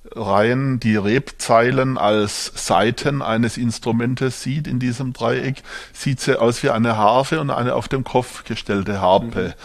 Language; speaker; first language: German; native; German